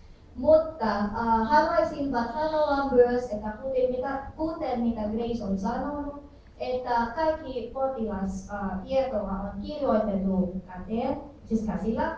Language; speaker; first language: Finnish; non-native, learner; Filipino